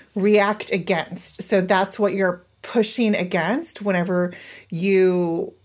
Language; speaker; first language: English; native; English